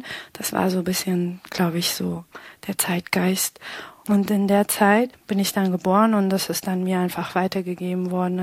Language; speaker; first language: German; early bilingual, other home language; Pashto